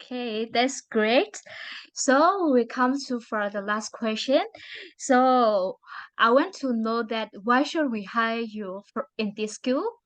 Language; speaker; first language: English; non-native, learner; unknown